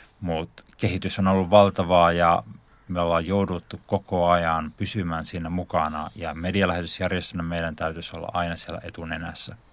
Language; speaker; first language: Finnish; native; Finnish